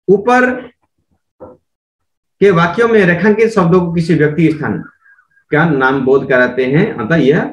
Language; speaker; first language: Hindi; non-native, local second language; Assamese